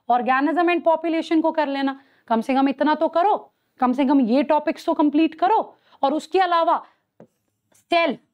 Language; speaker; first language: Hindi; native; Hindi